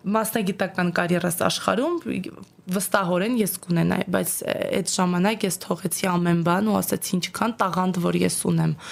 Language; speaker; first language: Armenian; native; Armenian